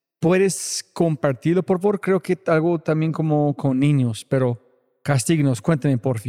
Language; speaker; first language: Spanish; non-native, fluent; English